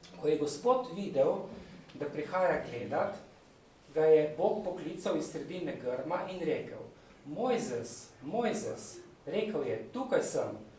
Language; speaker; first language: Slovenian; native; Slovenian